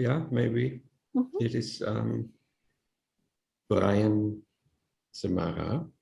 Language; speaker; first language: English; non-native, fluent; Indonesian